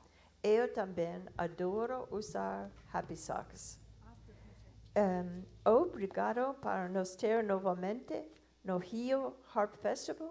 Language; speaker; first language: Portuguese; non-native, learner; English